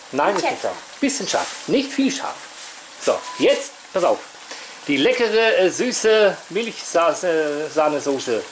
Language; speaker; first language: German; native; German